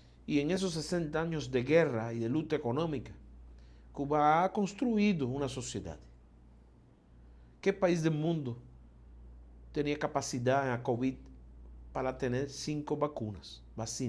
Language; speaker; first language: Portuguese; non-native, fluent; Spanish